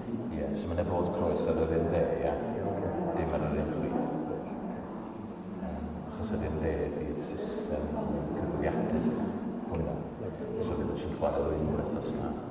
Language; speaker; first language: Welsh; native; Welsh